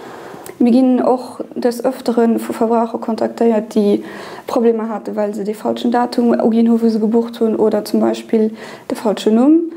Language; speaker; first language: German; non-native, local second language; Luxembourgish